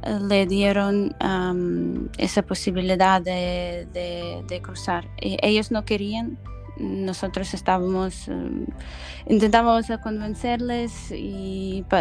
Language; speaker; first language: Spanish; non-native, fluent; Ukrainian